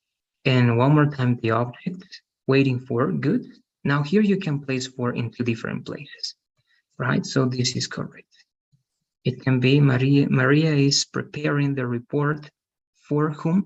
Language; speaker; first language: English; non-native, fluent; Spanish